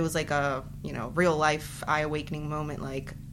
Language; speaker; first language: English; early bilingual, other home language; Spanish